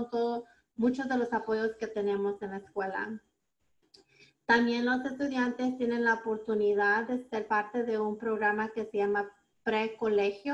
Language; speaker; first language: Spanish; early bilingual, heritage; Spanish